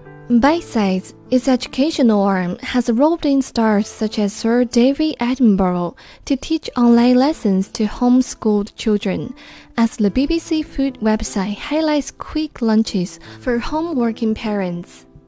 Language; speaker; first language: English; non-native, fluent; Chinese